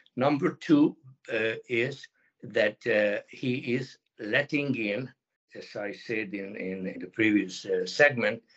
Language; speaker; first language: English; non-native, fluent; Hungarian